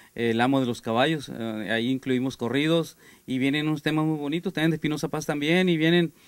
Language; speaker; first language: Spanish; native; Spanish